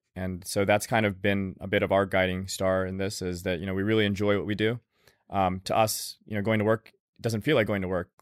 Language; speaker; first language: English; native; English